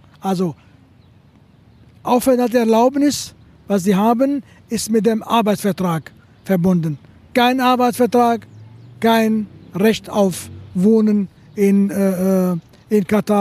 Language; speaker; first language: German; non-native, fluent; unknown